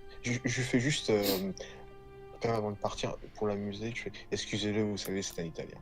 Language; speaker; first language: French; native; French